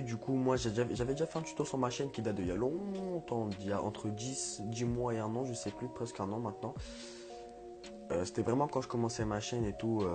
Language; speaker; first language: French; native; French